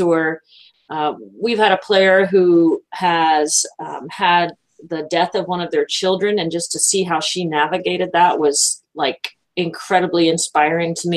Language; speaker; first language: English; native; English